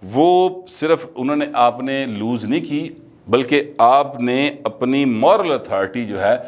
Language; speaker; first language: Urdu; non-native, local second language; Punjabi